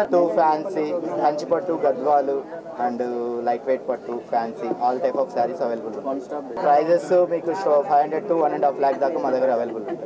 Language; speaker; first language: Telugu; native; Telugu